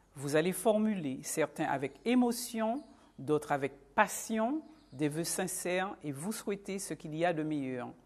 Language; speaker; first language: French; native; French